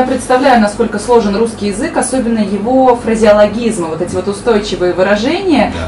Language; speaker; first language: Russian; native; Russian